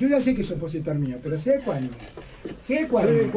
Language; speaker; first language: Spanish; native; Spanish